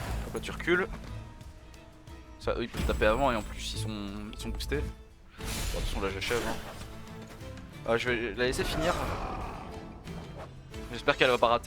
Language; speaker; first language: French; native; French